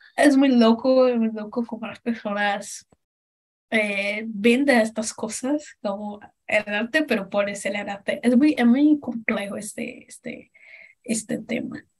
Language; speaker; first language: Spanish; non-native, learner; Portuguese